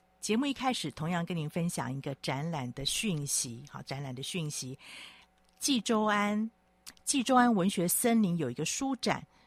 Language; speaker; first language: Chinese; native; Chinese